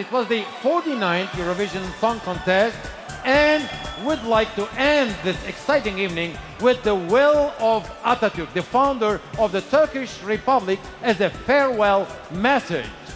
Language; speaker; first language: English; non-native, fluent; Turkish